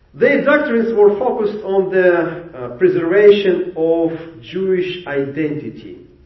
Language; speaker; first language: English; non-native, fluent; Ukrainian